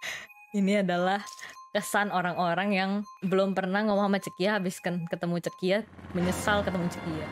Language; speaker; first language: Indonesian; native; Indonesian